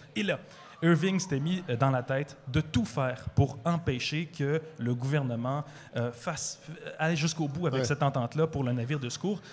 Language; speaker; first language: French; native; French